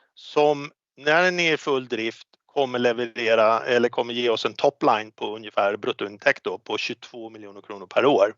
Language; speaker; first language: Swedish; native; Swedish